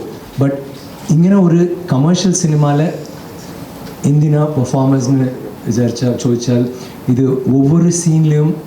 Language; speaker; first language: Malayalam; non-native, local second language; Tamil